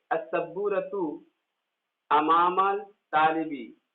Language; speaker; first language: Arabic; non-native, fluent; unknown